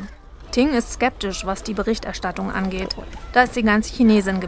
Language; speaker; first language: German; native; German